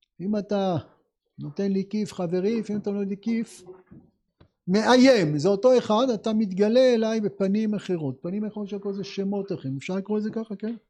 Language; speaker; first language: Hebrew; native; Hebrew